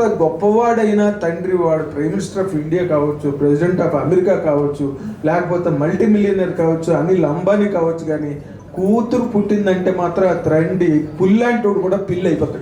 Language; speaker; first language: Telugu; native; Telugu